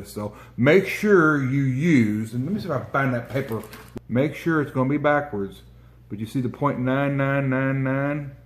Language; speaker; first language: English; native; English